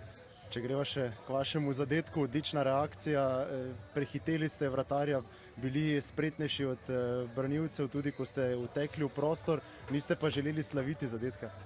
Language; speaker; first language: Slovenian; native; Slovenian